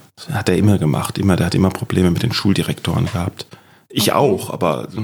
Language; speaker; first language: German; native; German